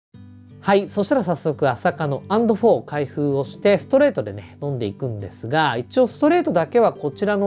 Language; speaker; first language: Japanese; native; Japanese